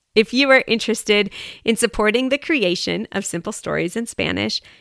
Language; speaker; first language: English; native; English